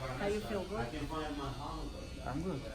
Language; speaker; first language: English; non-native, learner; Turkish